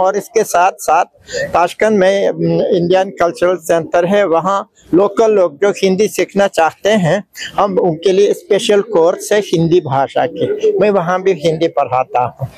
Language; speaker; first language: Hindi; non-native, fluent; Uzbek